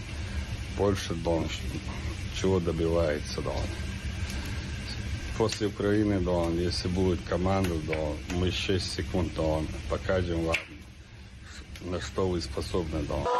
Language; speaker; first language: Russian; non-native, local second language; Chechen